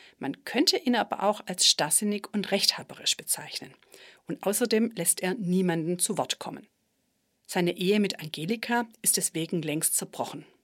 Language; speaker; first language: German; native; German